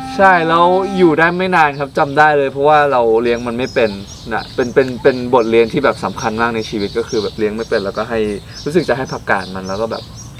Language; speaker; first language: Thai; native; Thai